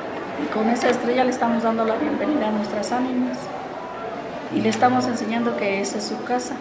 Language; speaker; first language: Spanish; native; Spanish